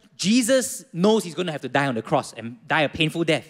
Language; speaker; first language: English; native; English